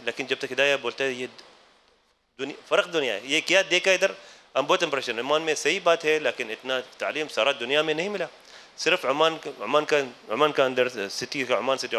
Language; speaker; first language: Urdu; non-native, learner; Arabic